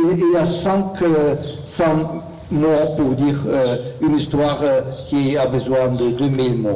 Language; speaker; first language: French; non-native, fluent; Russian